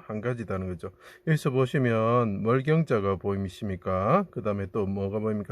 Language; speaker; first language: Korean; native; Korean